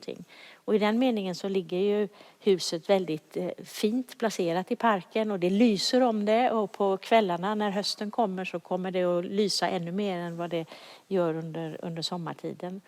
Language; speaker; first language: Swedish; native; Swedish